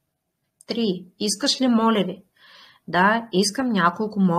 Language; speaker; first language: Bulgarian; non-native, fluent; Russian